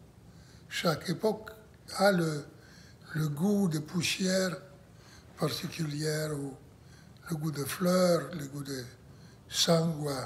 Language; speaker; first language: French; non-native, learner; Russian